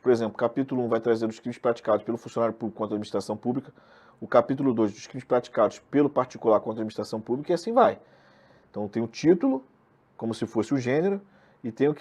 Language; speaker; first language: Portuguese; native; Portuguese